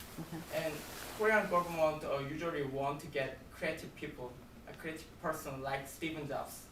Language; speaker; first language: English; non-native, learner; Korean